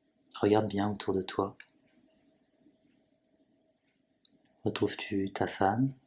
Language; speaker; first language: French; native; French